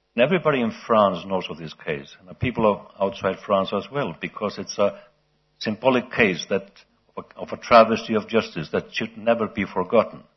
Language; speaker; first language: English; non-native, fluent; Icelandic